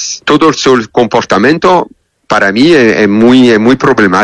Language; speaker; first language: Spanish; non-native, learner; French